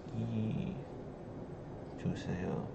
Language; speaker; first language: Korean; non-native, learner; English